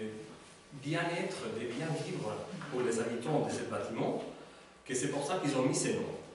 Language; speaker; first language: French; non-native, learner; Spanish